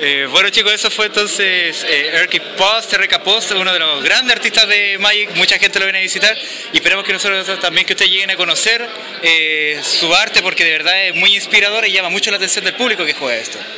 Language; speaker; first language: Spanish; native; Spanish